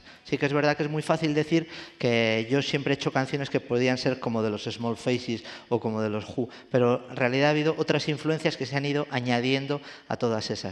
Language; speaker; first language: Spanish; native; Spanish